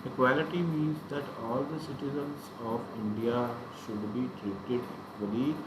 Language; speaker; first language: English; non-native, local second language; Punjabi